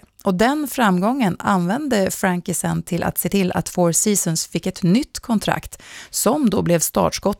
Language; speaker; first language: Swedish; native; Swedish